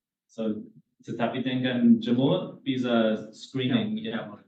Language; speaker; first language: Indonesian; non-native, learner; English